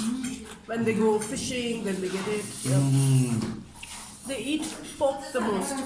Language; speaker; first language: English; non-native, local second language; Hindi